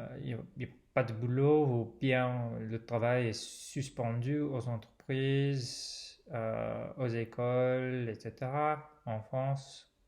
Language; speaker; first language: French; non-native, fluent; English